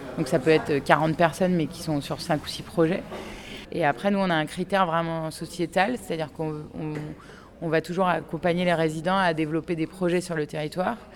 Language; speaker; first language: French; native; French